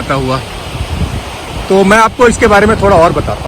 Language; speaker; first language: Hindi; native; Hindi